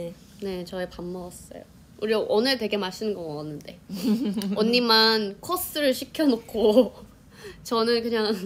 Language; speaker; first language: Korean; non-native, fluent; Thai